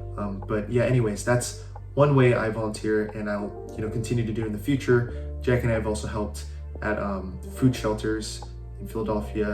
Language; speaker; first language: English; early bilingual, other home language; Chinese